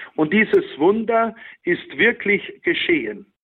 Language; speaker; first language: German; native; German